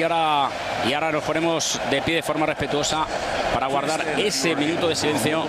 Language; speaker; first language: Spanish; native; Spanish